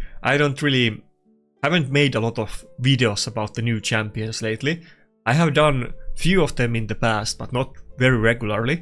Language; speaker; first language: English; non-native, fluent; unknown